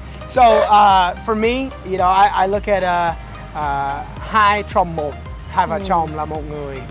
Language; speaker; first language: Vietnamese; non-native, fluent; English